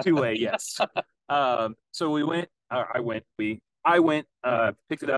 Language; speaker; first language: English; native; English